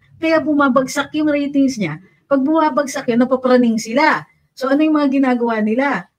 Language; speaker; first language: Filipino; native; Filipino